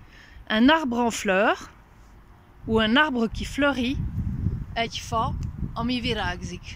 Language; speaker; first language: French; non-native, fluent; Hungarian